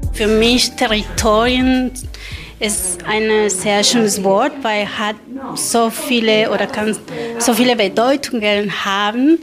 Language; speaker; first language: German; non-native, learner; Spanish